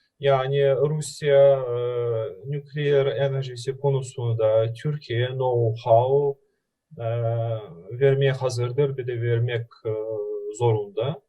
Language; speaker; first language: Turkish; non-native, fluent; Russian